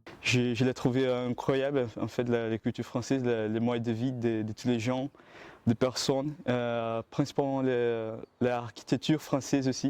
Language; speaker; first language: French; non-native, learner; Portuguese